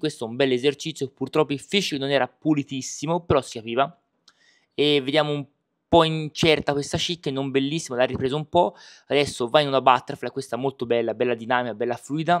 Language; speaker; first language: Italian; native; Italian